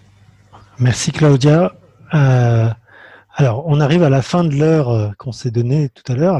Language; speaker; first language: French; native; French